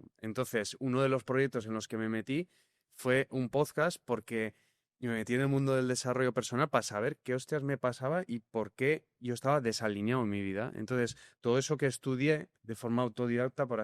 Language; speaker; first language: Spanish; native; Spanish